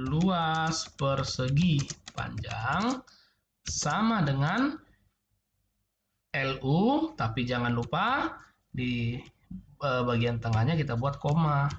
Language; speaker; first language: Indonesian; native; Indonesian